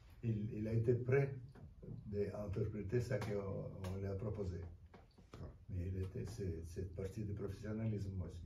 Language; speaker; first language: French; non-native, fluent; Russian